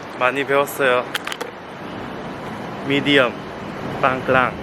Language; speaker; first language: Thai; non-native, learner; Korean